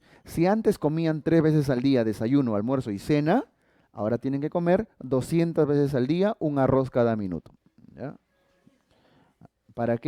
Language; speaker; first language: Spanish; native; Spanish